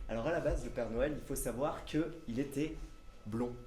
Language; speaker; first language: French; native; French